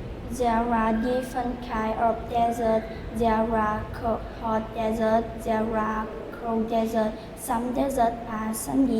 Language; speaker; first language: English; non-native, learner; Vietnamese